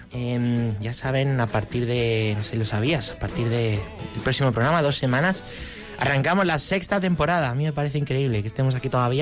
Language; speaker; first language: Spanish; native; Spanish